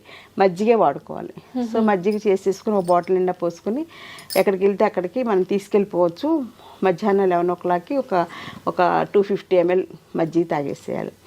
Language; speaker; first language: Telugu; native; Telugu